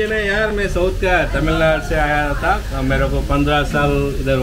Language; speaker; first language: Hindi; non-native, local second language; Tamil